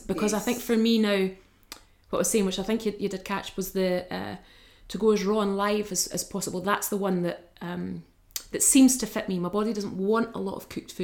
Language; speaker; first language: English; native; English